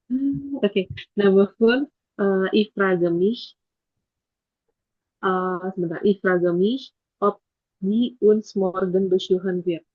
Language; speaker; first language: German; non-native, learner; Indonesian